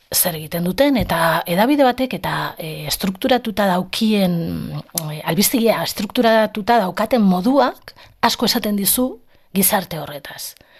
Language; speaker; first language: Basque; non-native, local second language; Spanish